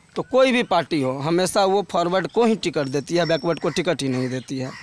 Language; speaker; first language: Hindi; native; Hindi